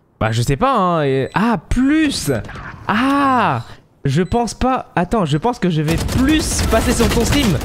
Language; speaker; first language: French; early bilingual, other home language; Korean